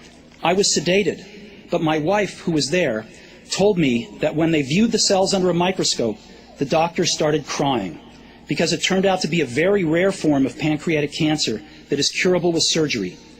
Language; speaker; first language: English; native; English